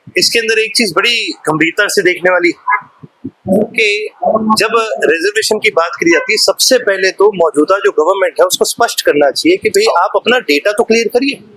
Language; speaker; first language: Hindi; native; Hindi